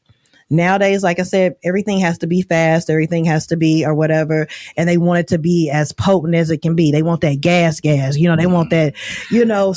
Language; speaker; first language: English; native; English